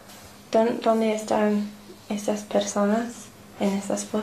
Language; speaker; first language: Spanish; non-native, learner; English